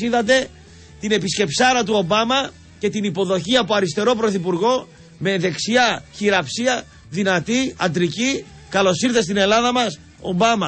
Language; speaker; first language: Greek; native; Greek